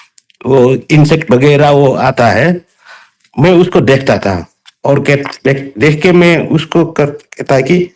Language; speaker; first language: Hindi; non-native, local second language; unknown